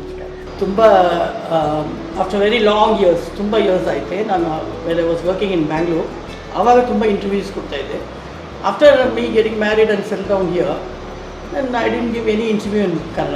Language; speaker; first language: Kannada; non-native, local second language; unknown